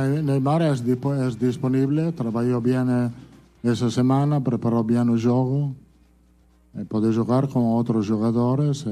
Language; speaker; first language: Portuguese; non-native, fluent; Italian